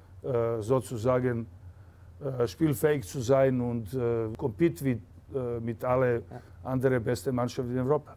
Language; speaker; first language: German; non-native, fluent; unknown